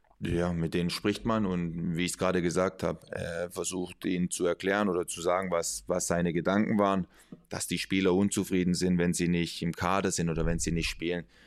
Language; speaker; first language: German; early bilingual, other home language; Spanish